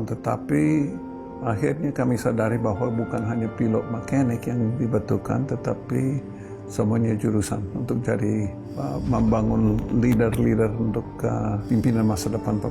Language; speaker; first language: Indonesian; non-native, fluent; English